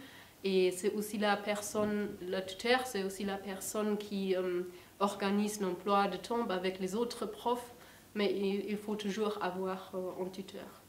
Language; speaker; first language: French; non-native, fluent; German